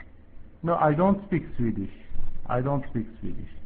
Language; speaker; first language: English; non-native, fluent; Arabic